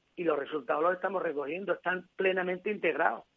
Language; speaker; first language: Spanish; native; Spanish